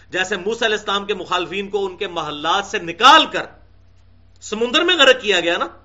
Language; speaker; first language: Urdu; non-native, local second language; Punjabi